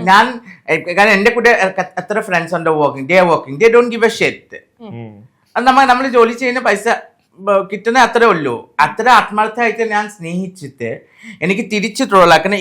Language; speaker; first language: Malayalam; non-native, fluent; Assamese